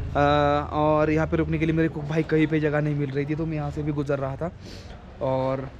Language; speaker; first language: Hindi; non-native, local second language; Marathi